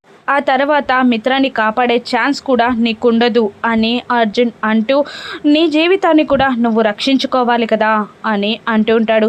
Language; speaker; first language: Telugu; native; Telugu